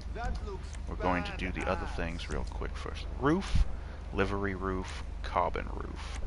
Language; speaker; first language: English; native; English